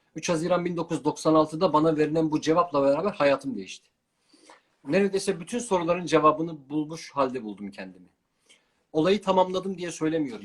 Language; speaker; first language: Turkish; non-native, local second language; Kurdish